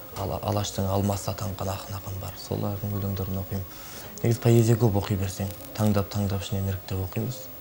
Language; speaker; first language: Kazakh; native; Kazakh